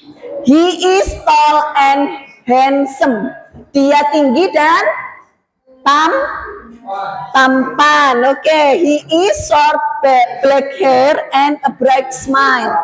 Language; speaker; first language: English; non-native, learner; Indonesian